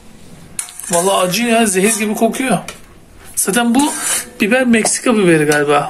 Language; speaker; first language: Turkish; native; Turkish